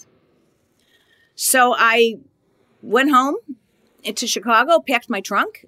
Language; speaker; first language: English; native; English